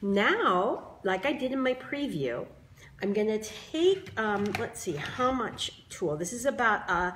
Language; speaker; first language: English; native; English